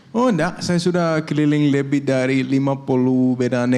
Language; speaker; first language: Indonesian; non-native, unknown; Danish